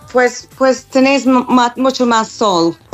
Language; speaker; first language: Spanish; non-native, fluent; English